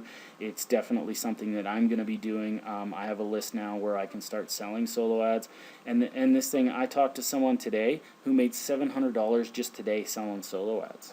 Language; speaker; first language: English; native; English